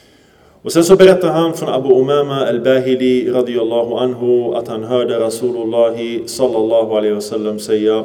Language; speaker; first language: Swedish; early bilingual, other home language; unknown